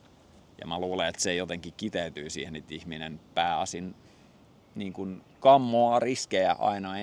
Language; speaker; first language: Finnish; native; Finnish